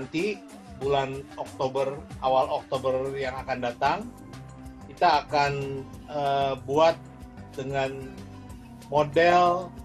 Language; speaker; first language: Indonesian; native; Indonesian